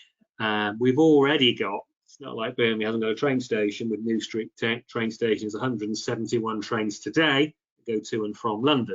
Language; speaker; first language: English; native; English